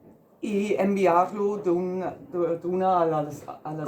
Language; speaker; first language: Catalan; non-native, fluent; German